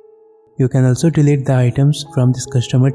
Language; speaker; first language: English; non-native, local second language; Hindi